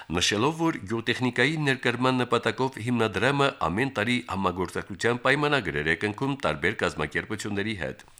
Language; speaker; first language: Armenian; native; Armenian